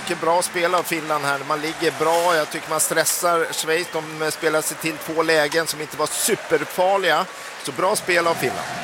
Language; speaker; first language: Swedish; native; Swedish